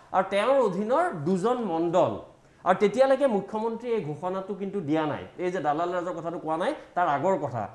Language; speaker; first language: Assamese; native; Assamese